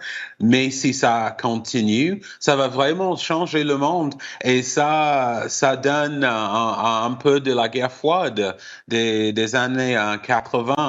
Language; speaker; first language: French; non-native, fluent; English